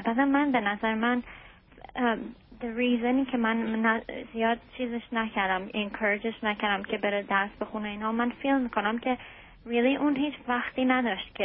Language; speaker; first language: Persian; early bilingual, heritage; Persian